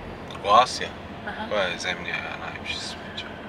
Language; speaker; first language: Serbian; non-native, learner; Turkish